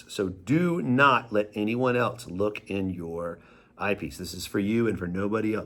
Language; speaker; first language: English; native; English